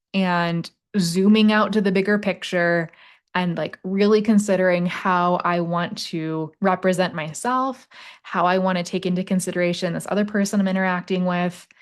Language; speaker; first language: English; native; English